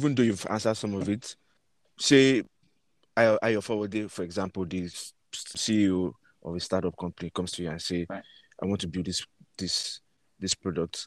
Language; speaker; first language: English; non-native, local second language; Yoruba